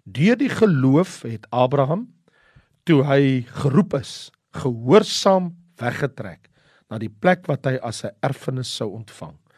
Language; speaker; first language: Afrikaans; native; Afrikaans